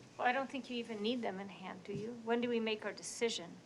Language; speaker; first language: English; native; English